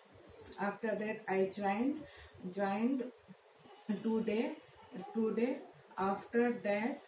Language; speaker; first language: English; non-native, learner; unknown